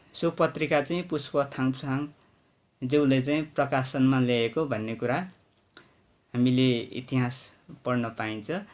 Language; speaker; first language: Nepali; non-native, local second language; Limbu